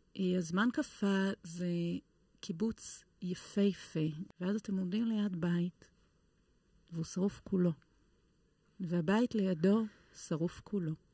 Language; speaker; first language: Hebrew; native; Hebrew